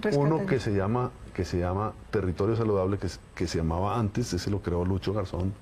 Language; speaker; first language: Spanish; native; Spanish